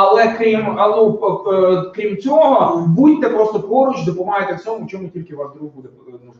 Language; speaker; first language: Ukrainian; native; Ukrainian